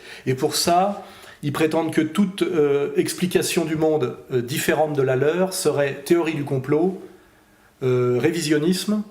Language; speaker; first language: French; native; French